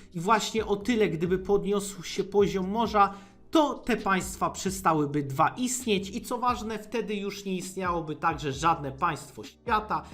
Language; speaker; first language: Polish; native; Polish